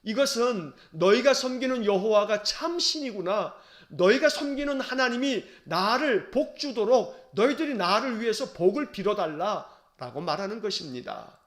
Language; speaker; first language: Korean; native; Korean